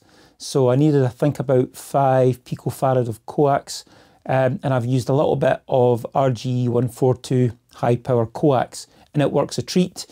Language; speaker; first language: English; native; English